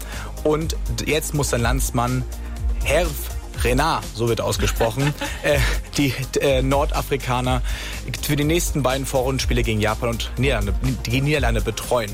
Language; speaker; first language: German; native; German